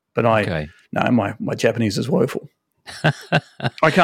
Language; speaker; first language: English; native; English